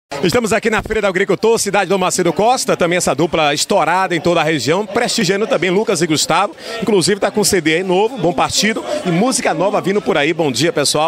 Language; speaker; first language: Portuguese; native; Portuguese